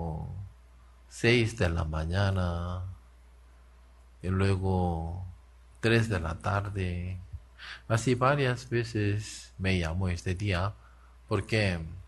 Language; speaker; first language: Spanish; non-native, learner; Korean